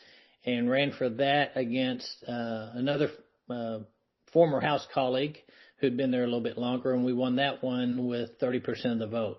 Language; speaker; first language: English; native; English